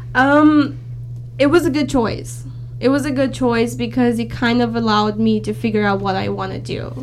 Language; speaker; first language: English; non-native, fluent; Romanian